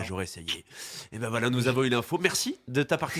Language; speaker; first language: French; native; French